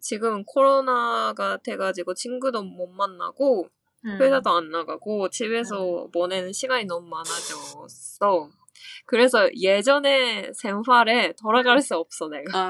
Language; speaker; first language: Korean; non-native, fluent; Japanese